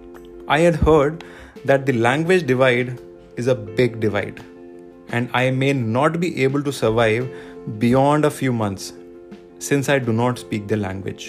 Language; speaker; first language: English; non-native, local second language; Hindi